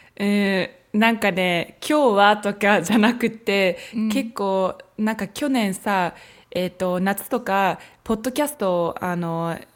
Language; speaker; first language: Japanese; early bilingual, heritage; Japanese